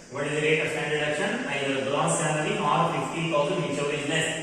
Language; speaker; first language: English; non-native, local second language; Kannada